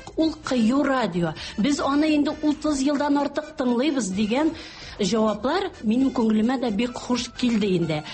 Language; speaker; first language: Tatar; native; Tatar